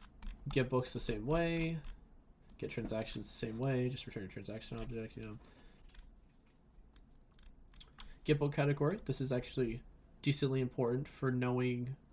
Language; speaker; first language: English; native; English